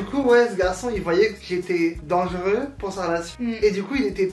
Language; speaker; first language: French; native; French